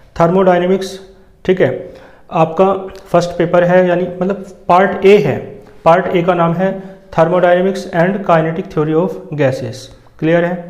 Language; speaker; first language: Hindi; native; Hindi